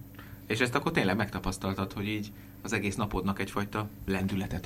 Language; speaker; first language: Hungarian; native; Hungarian